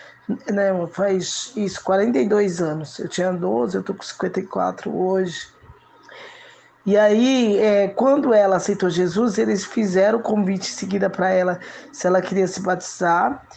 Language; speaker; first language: Portuguese; native; Portuguese